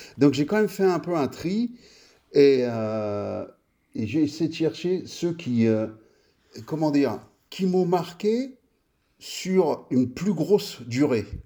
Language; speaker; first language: French; early bilingual, other home language; Italian